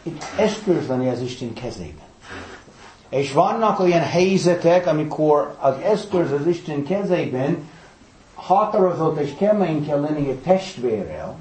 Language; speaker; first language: Hungarian; non-native, fluent; English